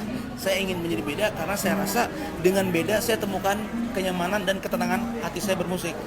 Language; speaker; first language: Indonesian; non-native, local second language; Achinese